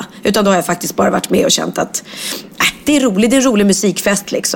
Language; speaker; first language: Swedish; native; Swedish